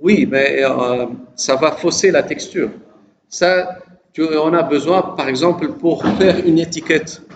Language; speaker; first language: French; non-native, local second language; Arabic